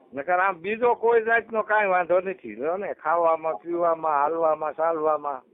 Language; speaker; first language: Gujarati; native; Gujarati